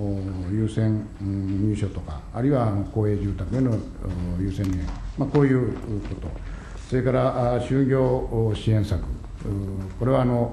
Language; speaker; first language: Japanese; native; Japanese